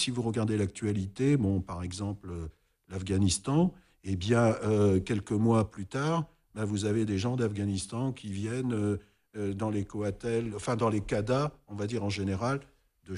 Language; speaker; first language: French; native; French